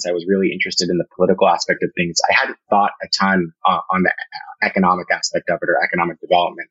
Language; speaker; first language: English; native; English